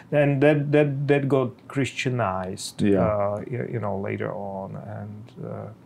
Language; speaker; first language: English; non-native, fluent; Czech